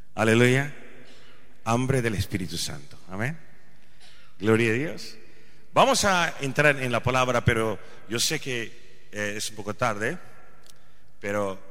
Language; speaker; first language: Spanish; non-native, fluent; Hindi